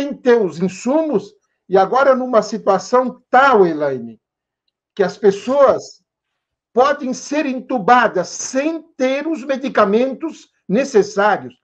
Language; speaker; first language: Portuguese; native; Portuguese